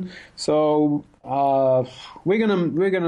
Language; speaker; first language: English; non-native, fluent; French